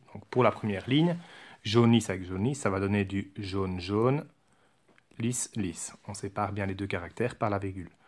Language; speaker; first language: French; native; French